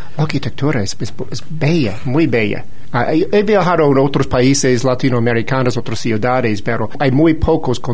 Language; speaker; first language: Spanish; non-native, fluent; English